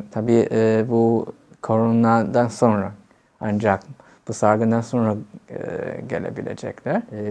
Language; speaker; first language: Turkish; non-native, fluent; Chinese